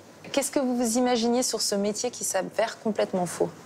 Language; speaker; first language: French; native; French